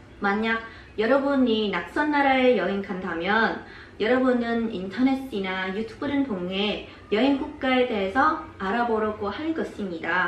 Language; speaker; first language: Korean; non-native, fluent; Vietnamese